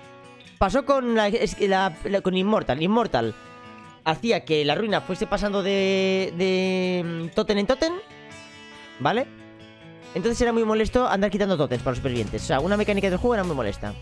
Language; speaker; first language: Spanish; native; Spanish